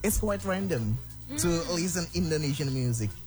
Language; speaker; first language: English; non-native, fluent; Indonesian